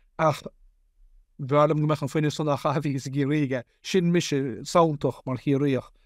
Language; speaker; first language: Irish; native; Irish